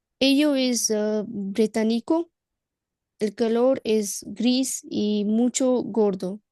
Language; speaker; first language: Spanish; non-native, learner; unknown